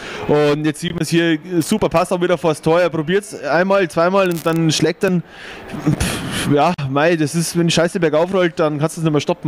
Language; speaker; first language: German; native; German